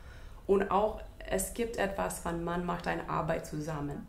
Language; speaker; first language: German; non-native, fluent; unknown